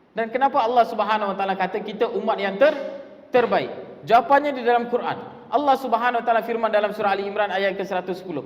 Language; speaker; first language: Malay; non-native, local second language; Tamil